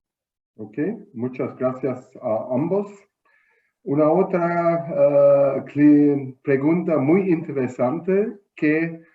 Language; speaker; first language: Spanish; non-native, fluent; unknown